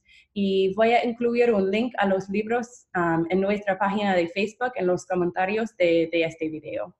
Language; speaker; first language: Spanish; non-native, fluent; English